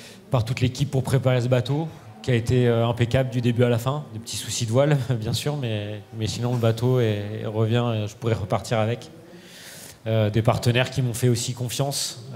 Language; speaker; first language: French; native; French